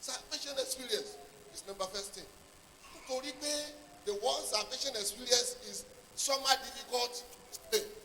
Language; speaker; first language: English; non-native, local second language; Yoruba